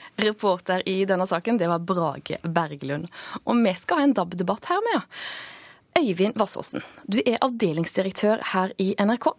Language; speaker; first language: Norwegian; native; Norwegian